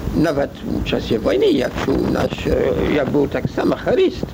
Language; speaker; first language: Russian; non-native, learner; French